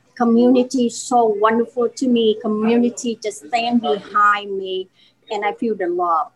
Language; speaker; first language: English; non-native, learner; Vietnamese